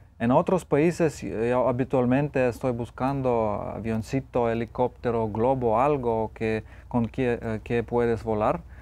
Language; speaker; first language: Spanish; non-native, learner; Lithuanian